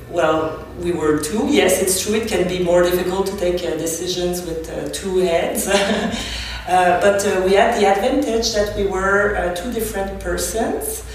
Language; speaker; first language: English; non-native, fluent; French